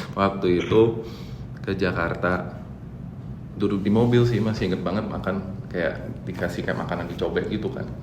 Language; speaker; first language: Indonesian; non-native, fluent; English